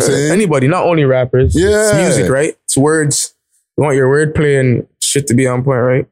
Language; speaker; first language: English; native; English